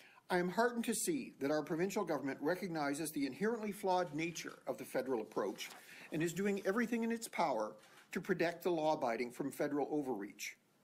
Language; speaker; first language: English; native; English